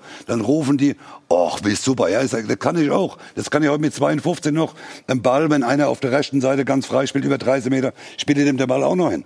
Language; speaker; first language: German; native; German